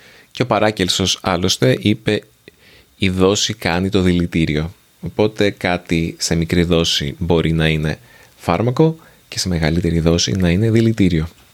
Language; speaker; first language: Greek; native; Greek